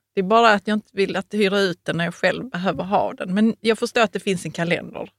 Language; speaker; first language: Swedish; native; Swedish